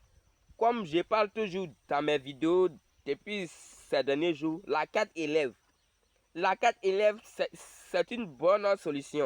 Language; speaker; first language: French; non-native, local second language; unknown